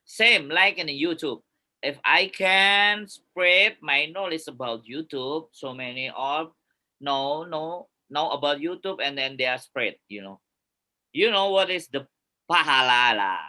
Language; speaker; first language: English; non-native, learner; Indonesian